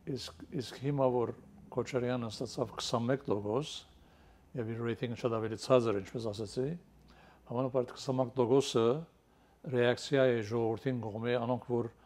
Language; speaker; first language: Armenian; early bilingual, heritage; Armenian